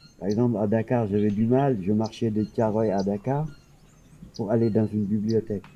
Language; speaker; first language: French; non-native, local second language; Wolof